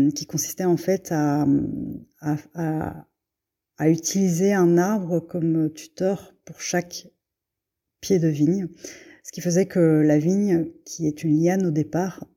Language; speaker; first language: French; native; French